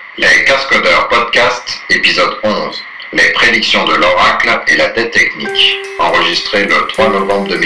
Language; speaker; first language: French; native; French